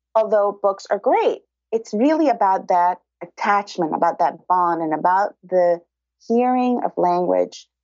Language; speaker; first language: English; early bilingual, other home language; Spanish